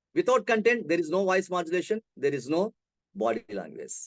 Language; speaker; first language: English; non-native, local second language; Telugu